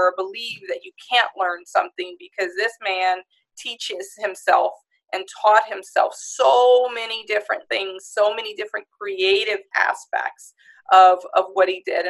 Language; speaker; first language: English; native; English